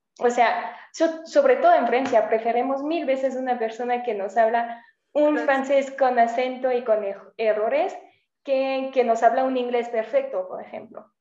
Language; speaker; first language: Spanish; non-native, fluent; French